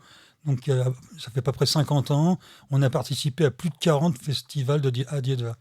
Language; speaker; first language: French; native; French